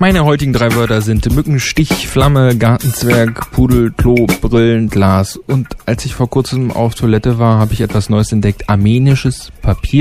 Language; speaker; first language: German; native; German